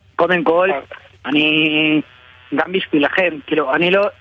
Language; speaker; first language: Hebrew; non-native, fluent; Spanish